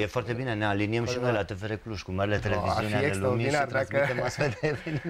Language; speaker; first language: Romanian; native; Romanian